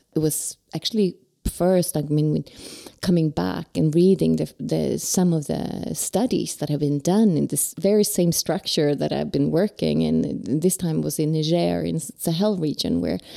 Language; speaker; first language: English; non-native, fluent; Swedish